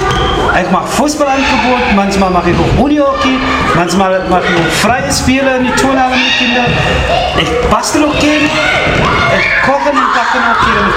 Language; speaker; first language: German; non-native, fluent; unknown